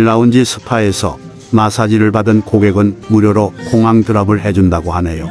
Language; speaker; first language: Korean; native; Korean